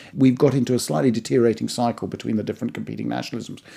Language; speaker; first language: English; early bilingual, other home language; Persian